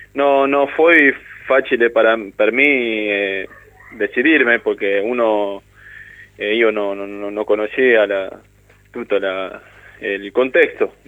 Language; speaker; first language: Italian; non-native, learner; Spanish